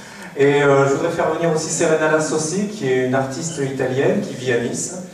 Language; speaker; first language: French; native; French